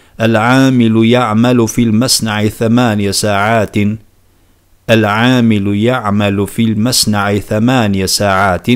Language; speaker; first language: Arabic; non-native, fluent; Turkish